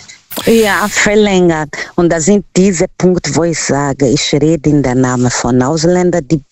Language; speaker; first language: German; non-native, learner; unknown